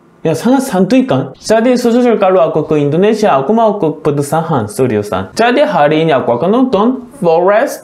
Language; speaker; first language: Indonesian; non-native, learner; Korean